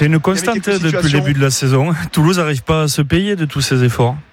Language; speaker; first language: French; native; French